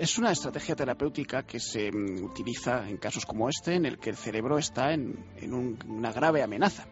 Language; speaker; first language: Spanish; native; Spanish